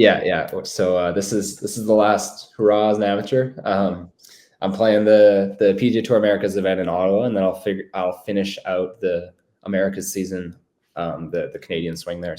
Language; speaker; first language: English; native; English